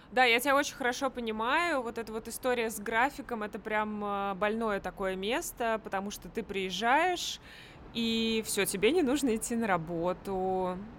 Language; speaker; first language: Russian; native; Russian